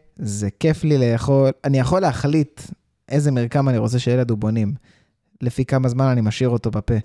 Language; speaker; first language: Hebrew; early bilingual, heritage; Hebrew